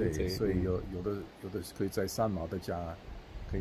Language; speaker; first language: Chinese; non-native, fluent; English